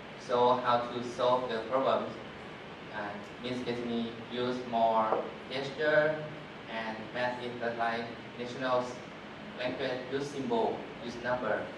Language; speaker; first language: English; non-native, fluent; Thai